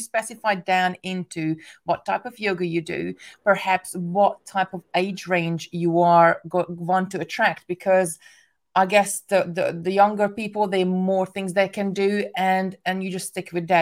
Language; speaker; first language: English; non-native, fluent; Hungarian